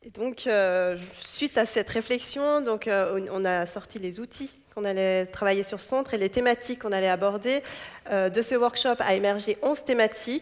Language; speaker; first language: French; native; French